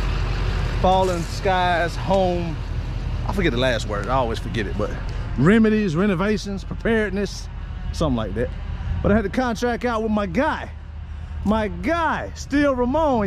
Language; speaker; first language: English; native; English